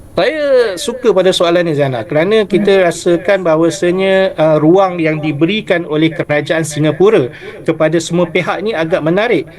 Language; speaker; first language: Malay; native; Malay